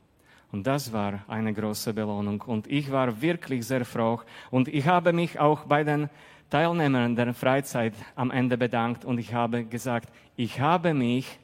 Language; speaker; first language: German; non-native, fluent; Slovak